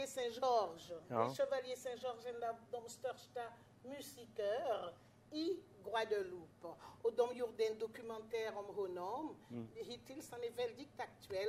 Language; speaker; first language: Swedish; non-native, fluent; French